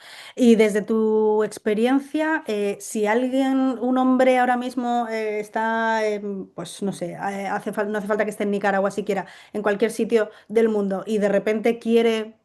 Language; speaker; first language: Spanish; native; Spanish